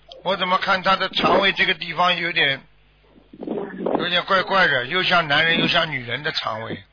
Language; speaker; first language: Chinese; native; Chinese